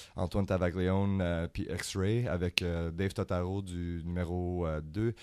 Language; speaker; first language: French; native; French